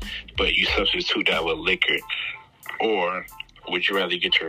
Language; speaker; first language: English; native; English